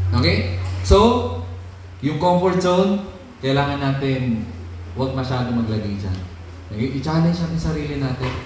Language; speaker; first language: Filipino; non-native, local second language; Cebuano